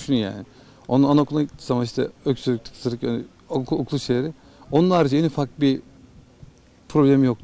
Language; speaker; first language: Turkish; native; Turkish